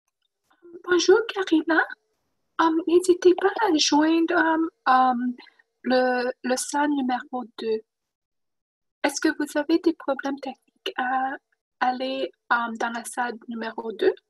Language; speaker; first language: French; non-native, learner; English